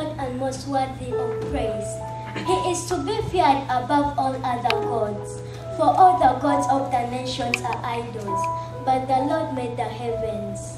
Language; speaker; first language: English; native; English